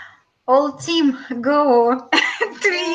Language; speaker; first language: English; non-native, learner; Russian